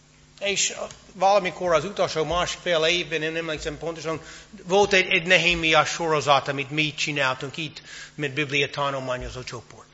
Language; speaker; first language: Hungarian; non-native, fluent; English